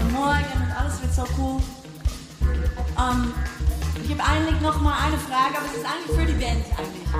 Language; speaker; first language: German; non-native, fluent; Dutch